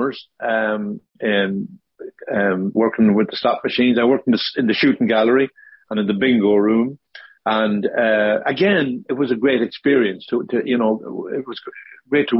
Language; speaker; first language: English; native; English